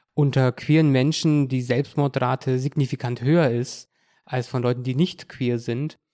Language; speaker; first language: German; native; German